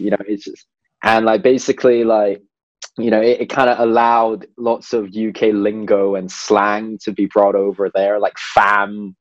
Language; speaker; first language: English; non-native, local second language; Cantonese